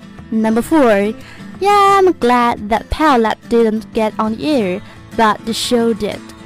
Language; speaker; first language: English; non-native, fluent; Chinese